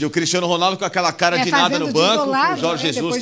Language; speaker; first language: Portuguese; native; Portuguese